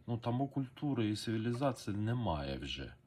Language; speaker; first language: Ukrainian; non-native, learner; Persian